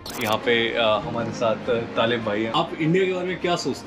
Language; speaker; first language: Hindi; native; Hindi